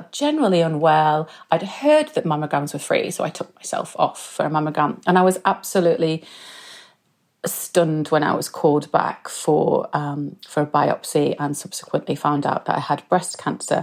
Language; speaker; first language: English; native; English